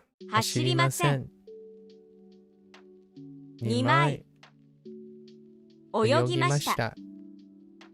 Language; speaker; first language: Japanese; non-native, learner; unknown